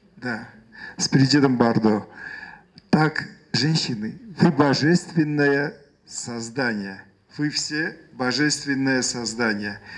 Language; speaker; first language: Russian; non-native, local second language; Armenian